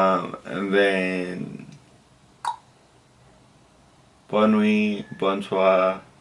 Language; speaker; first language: French; non-native, learner; English